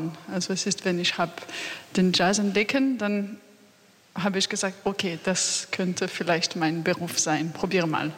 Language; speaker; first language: German; non-native, learner; French